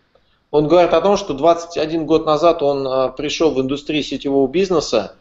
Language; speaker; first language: Russian; native; Russian